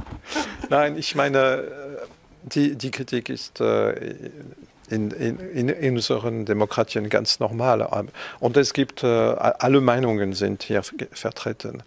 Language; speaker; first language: German; non-native, fluent; French